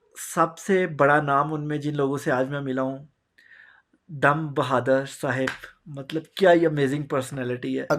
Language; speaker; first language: Urdu; non-native, local second language; Punjabi